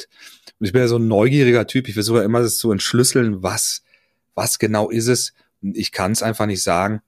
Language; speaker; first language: German; native; German